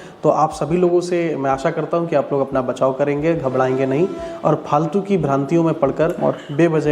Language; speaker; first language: Hindi; native; Hindi